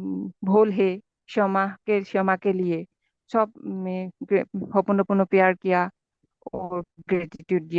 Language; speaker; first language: Hindi; non-native, local second language; Assamese